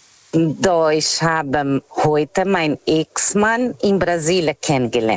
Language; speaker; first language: German; non-native, fluent; Portuguese